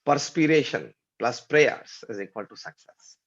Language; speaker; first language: English; non-native, local second language; Gujarati